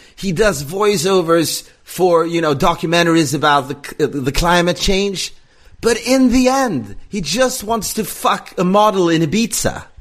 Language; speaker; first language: English; non-native, fluent; Swedish